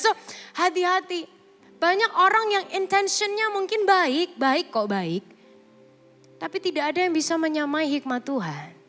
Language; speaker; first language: Indonesian; native; Indonesian